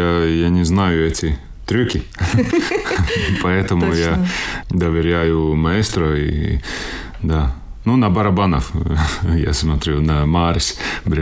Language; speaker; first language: Russian; non-native, local second language; Latvian